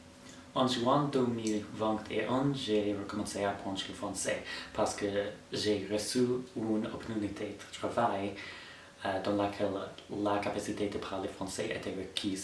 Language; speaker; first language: French; non-native, fluent; English